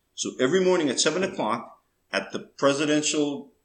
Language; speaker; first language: English; early bilingual, other home language; Spanish